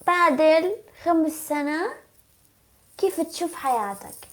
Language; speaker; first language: Arabic; non-native, learner; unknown